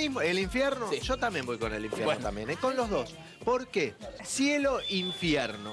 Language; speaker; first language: Spanish; native; Spanish